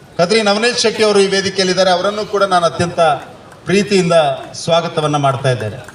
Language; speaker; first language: Kannada; non-native, local second language; Tulu